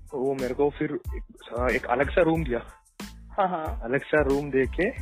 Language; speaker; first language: Hindi; non-native, local second language; Malayalam